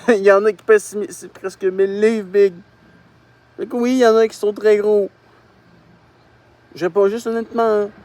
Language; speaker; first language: French; native; French